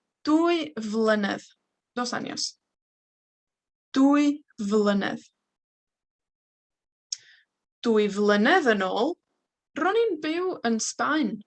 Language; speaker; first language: Welsh; non-native, fluent; Spanish